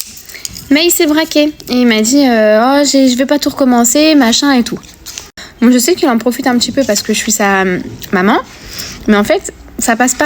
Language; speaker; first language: French; native; French